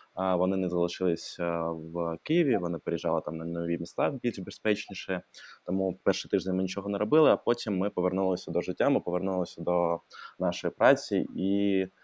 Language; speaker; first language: Ukrainian; non-native, local second language; Russian